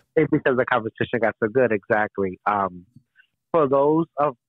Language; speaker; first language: English; native; English